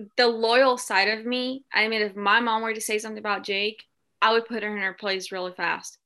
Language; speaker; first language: English; early bilingual, other home language; Spanish